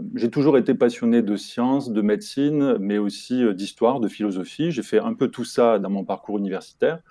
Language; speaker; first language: French; native; French